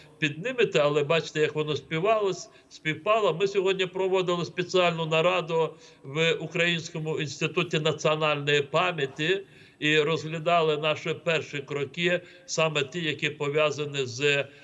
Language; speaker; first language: Ukrainian; non-native, local second language; Crimean Tatar